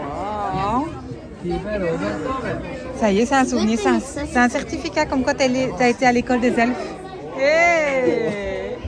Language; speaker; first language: French; native; French